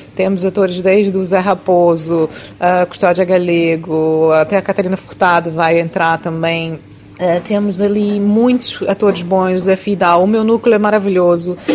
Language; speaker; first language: Portuguese; native; Portuguese